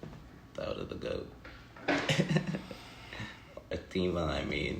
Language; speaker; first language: English; native; English